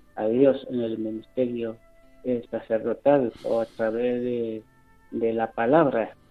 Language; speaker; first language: Spanish; non-native, local second language; Fang